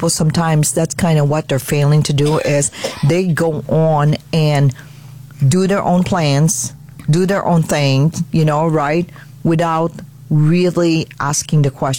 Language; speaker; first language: English; non-native, local second language; Filipino